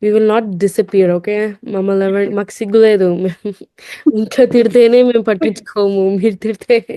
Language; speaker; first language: Telugu; early bilingual, heritage; Telugu